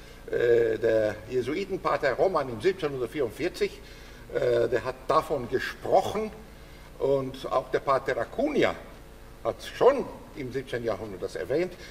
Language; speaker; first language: German; non-native, fluent; Turkish